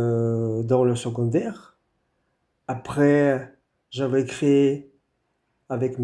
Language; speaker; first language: French; non-native, fluent; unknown